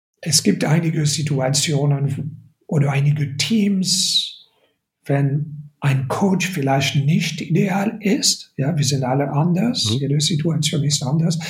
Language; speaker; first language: German; non-native, fluent; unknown